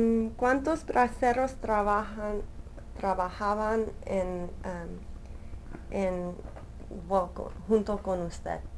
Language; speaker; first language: Spanish; early bilingual, heritage; Spanish